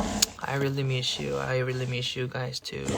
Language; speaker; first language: English; non-native, learner; Korean